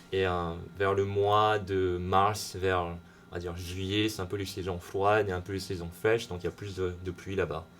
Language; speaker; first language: French; non-native, local second language; Hakka Chinese